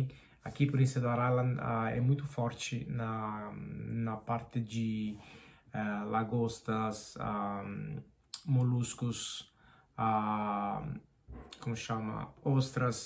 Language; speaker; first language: Portuguese; non-native, fluent; Spanish